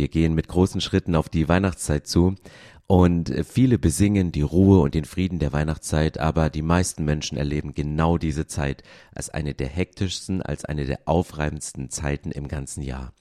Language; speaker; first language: German; native; German